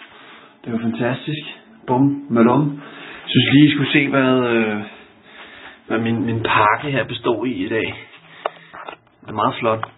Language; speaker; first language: Danish; native; Danish